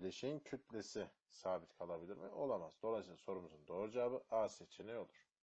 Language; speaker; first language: Turkish; native; Turkish